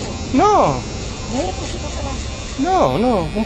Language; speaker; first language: Spanish; non-native, learner; English